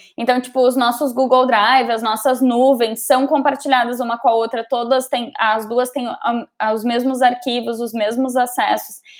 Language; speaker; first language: Portuguese; native; Portuguese